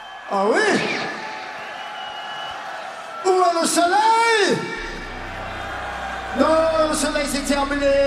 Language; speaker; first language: French; non-native, learner; English